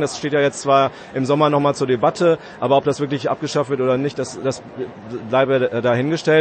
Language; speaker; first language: German; native; German